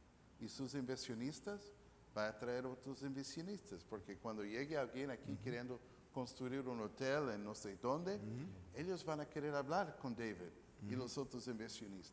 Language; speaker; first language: Spanish; non-native, fluent; English